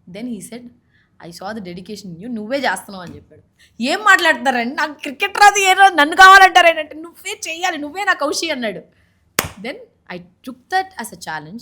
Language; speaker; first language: Telugu; native; Telugu